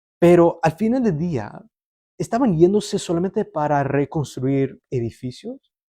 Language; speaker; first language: Spanish; early bilingual, heritage; Spanish